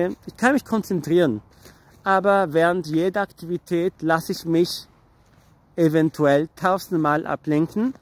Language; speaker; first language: German; non-native, fluent; Portuguese